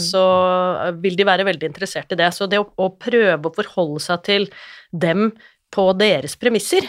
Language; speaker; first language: Norwegian; native; Norwegian